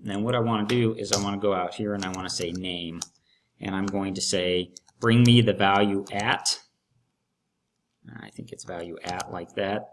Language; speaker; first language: English; native; English